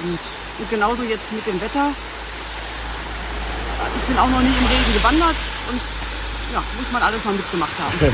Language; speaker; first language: German; native; German